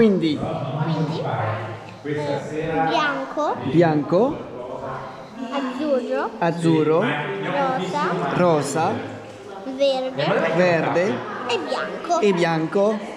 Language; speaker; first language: Italian; non-native, learner; French